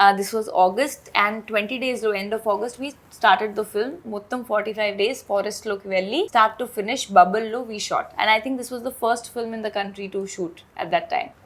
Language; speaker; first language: Telugu; non-native, fluent; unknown